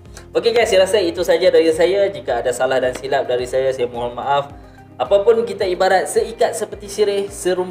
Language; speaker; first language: Malay; native; Malay